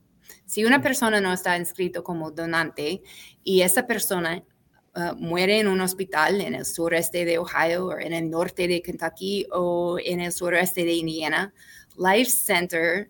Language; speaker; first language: Spanish; non-native, fluent; English